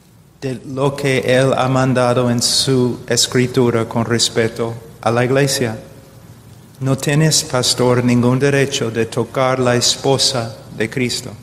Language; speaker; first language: Spanish; non-native, fluent; English